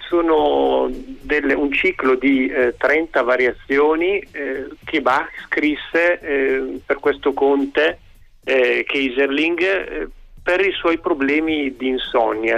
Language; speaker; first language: Italian; native; Italian